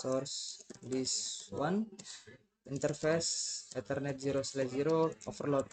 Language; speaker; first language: English; non-native, learner; Indonesian